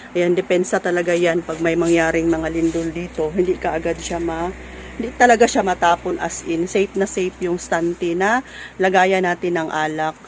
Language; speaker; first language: Filipino; non-native, local second language; Cebuano